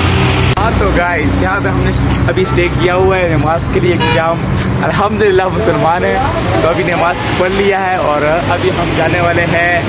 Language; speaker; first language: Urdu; non-native, local second language; Pashto